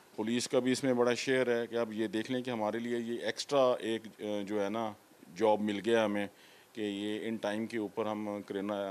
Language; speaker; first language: Urdu; non-native, local second language; Punjabi